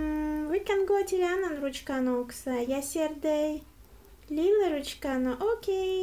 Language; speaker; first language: Swedish; non-native, learner; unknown